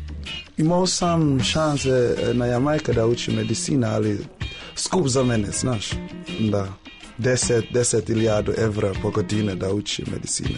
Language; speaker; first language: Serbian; non-native, learner; English